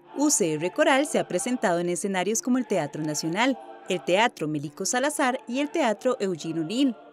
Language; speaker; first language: Spanish; native; Spanish